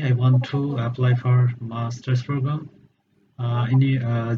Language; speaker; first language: English; non-native, learner; Bangla